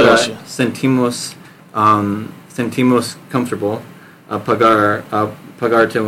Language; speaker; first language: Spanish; non-native, learner; English